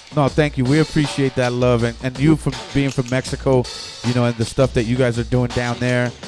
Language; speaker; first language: English; early bilingual, other home language; Spanish